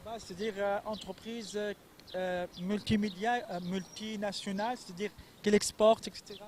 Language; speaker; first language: French; non-native, local second language; Arabic